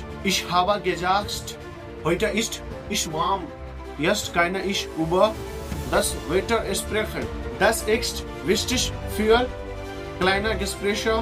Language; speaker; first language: German; non-native, learner; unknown